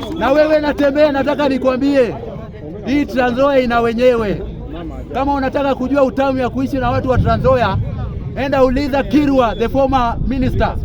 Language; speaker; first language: Swahili; non-native, local second language; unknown